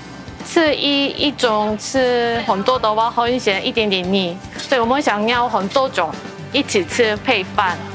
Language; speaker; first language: Chinese; non-native, learner; Korean